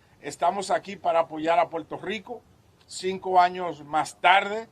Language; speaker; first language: Spanish; native; Spanish